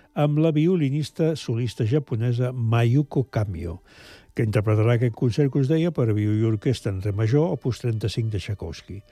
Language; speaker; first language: Catalan; native; Catalan